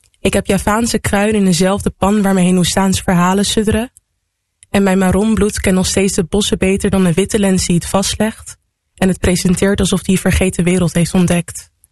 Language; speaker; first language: Dutch; native; Dutch